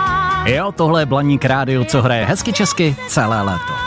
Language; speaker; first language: Czech; native; Czech